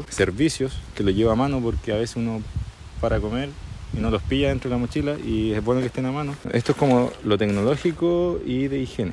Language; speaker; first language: Spanish; native; Spanish